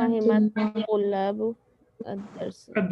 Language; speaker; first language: Arabic; non-native, learner; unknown